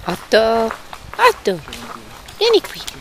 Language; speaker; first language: Italian; native; Italian